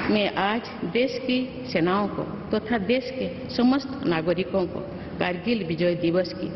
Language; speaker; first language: Hindi; non-native, local second language; Santali